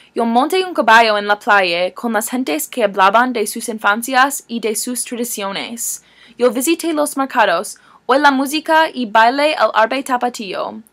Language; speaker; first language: Spanish; non-native, learner; English